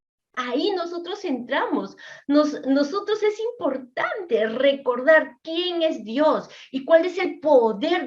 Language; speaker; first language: Spanish; native; Spanish